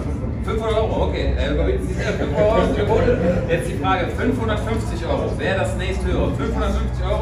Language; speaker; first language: German; native; German